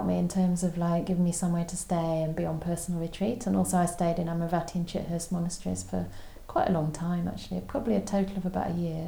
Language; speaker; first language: English; native; English